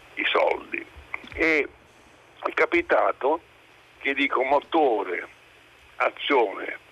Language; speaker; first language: Italian; native; Italian